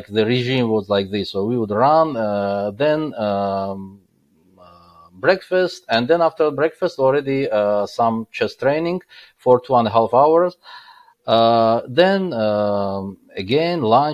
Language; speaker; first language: English; non-native, fluent; Azerbaijani